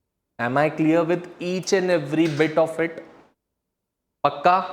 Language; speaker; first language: Hindi; native; Hindi